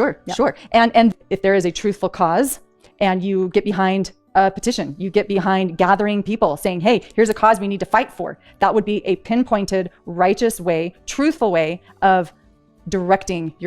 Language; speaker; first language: English; native; English